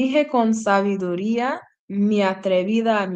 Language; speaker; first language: Spanish; non-native, learner; English